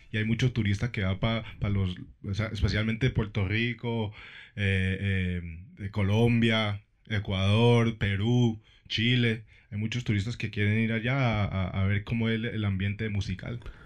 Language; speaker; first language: Spanish; early bilingual, heritage; Spanish